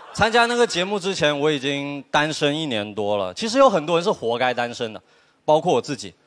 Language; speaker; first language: Chinese; native; Chinese